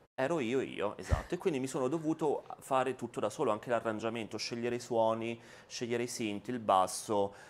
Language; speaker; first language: Italian; native; Italian